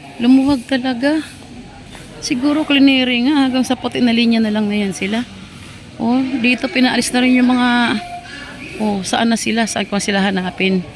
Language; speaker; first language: Filipino; native; Filipino